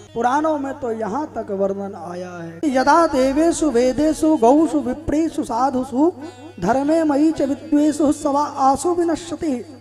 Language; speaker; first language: Hindi; native; Hindi